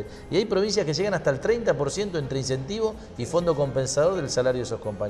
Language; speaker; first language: Spanish; native; Spanish